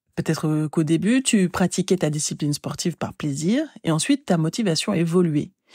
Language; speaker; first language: French; native; French